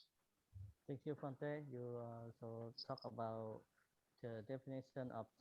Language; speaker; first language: English; non-native, learner; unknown